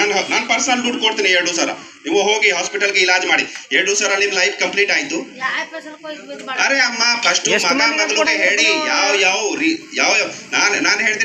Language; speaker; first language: Kannada; non-native, learner; Hindi